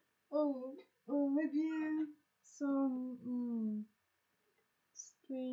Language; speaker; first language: English; non-native, learner; Russian